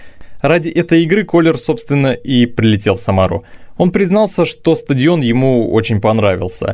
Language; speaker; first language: Russian; native; Russian